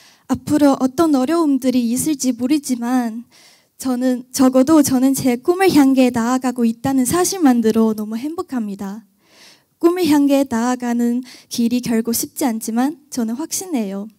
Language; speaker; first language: Korean; non-native, fluent; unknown